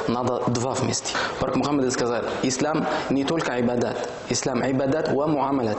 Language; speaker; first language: Russian; non-native, learner; Arabic